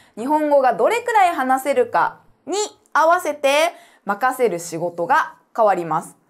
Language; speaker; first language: Japanese; native; Japanese